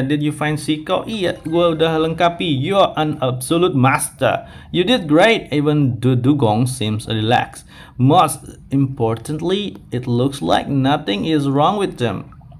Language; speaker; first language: English; non-native, learner; Indonesian